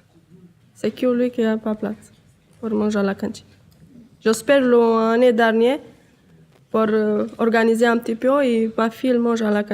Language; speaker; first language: French; non-native, learner; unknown